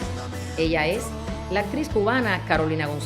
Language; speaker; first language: Spanish; native; Spanish